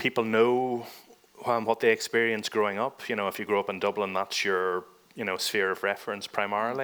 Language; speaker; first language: English; native; English